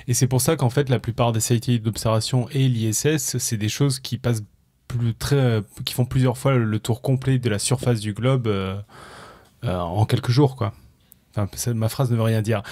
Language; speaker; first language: French; native; French